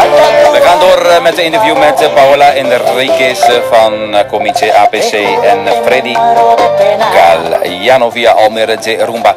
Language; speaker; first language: Dutch; non-native, fluent; Spanish